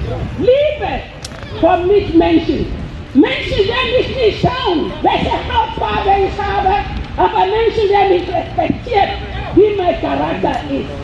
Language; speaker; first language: German; non-native, learner; Yoruba